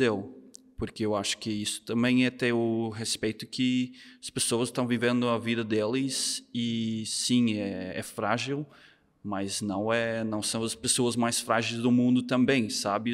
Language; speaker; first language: Portuguese; non-native, fluent; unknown